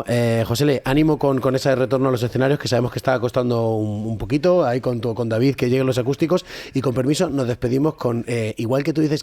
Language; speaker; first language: Spanish; native; Spanish